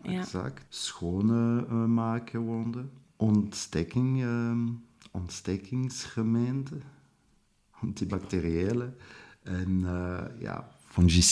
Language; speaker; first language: Dutch; non-native, local second language; French